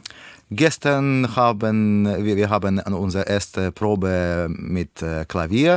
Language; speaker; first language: German; non-native, learner; Russian